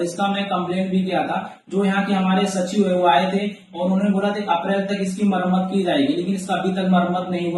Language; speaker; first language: Hindi; native; Hindi